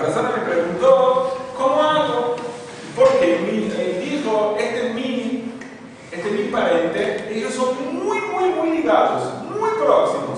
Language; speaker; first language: Spanish; non-native, fluent; Portuguese